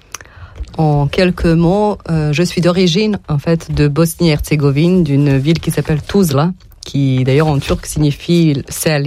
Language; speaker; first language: French; non-native, fluent; Serbian